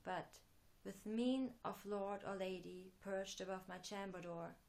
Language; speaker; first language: English; non-native, fluent; German